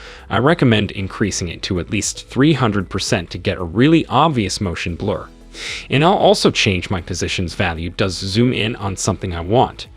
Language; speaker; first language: English; native; English